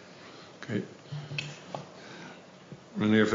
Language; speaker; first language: Dutch; native; Dutch